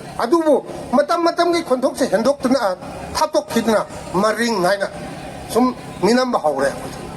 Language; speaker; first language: Manipuri; non-native, local second language; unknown